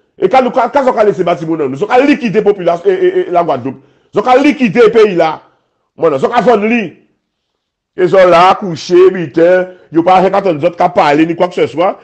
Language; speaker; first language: French; native; French